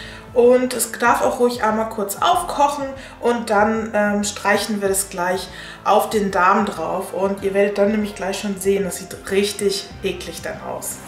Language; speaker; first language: German; native; German